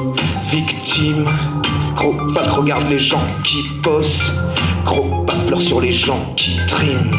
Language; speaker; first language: French; native; French